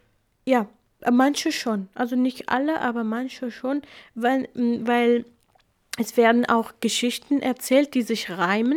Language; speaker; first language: German; early bilingual, other home language; Kurdish